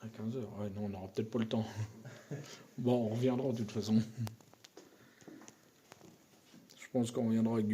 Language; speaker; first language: French; native; French